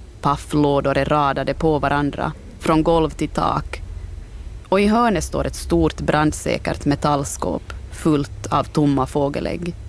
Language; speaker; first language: Swedish; native; Swedish